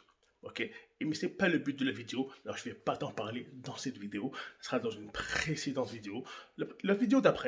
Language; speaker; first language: French; native; French